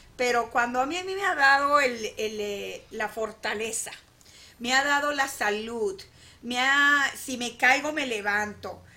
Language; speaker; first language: Spanish; native; Spanish